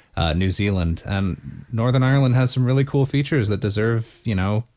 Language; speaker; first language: English; native; English